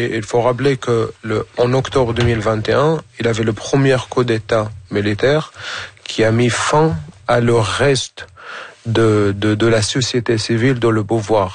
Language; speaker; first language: French; non-native, fluent; Arabic